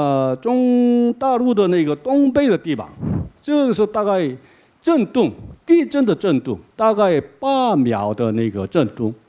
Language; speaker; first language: Chinese; non-native, learner; Korean